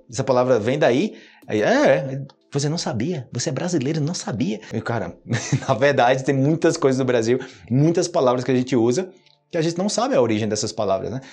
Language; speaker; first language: Portuguese; native; Portuguese